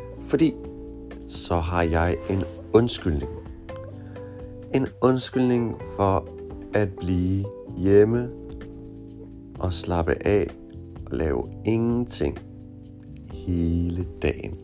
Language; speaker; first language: Danish; non-native, fluent; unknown